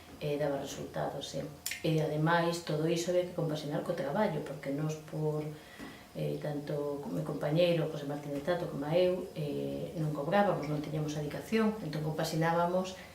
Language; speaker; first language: Galician; non-native, local second language; Spanish